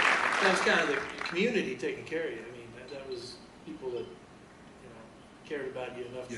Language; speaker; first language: English; native; English